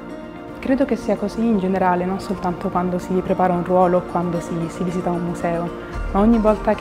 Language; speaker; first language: Italian; native; Italian